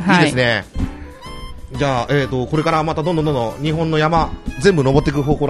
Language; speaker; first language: Japanese; native; Japanese